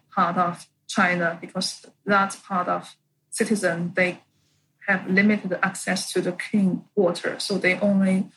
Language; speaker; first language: English; non-native, fluent; Chinese